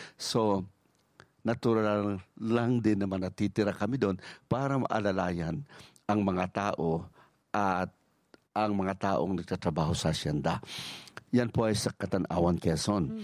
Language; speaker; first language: Filipino; native; Filipino